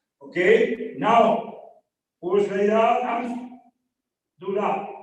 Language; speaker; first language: English; non-native, learner; Spanish